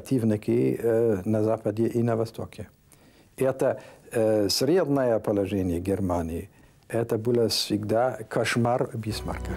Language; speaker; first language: Russian; non-native, fluent; German